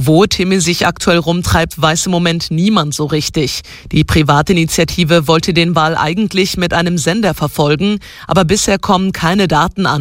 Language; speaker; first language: German; native; German